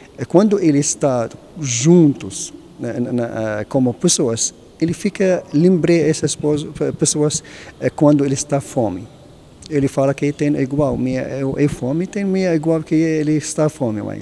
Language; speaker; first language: Portuguese; non-native, learner; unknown